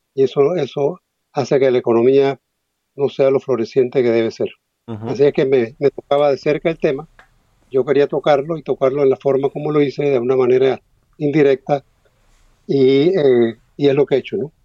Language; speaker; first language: Spanish; native; Spanish